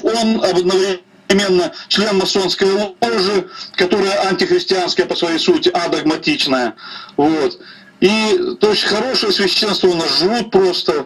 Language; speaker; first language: Russian; native; Russian